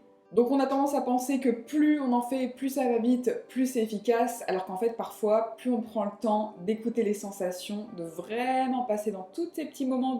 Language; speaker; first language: French; native; French